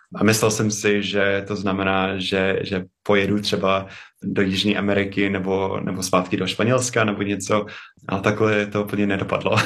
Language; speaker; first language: Czech; non-native, fluent; English